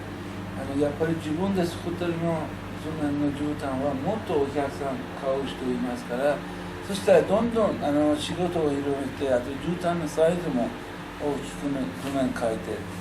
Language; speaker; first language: Japanese; non-native, learner; Persian